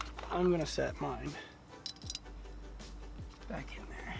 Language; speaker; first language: English; native; English